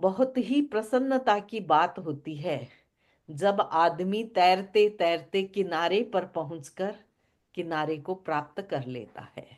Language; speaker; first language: Hindi; native; Hindi